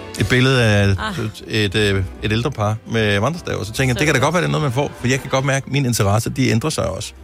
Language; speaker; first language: Danish; native; Danish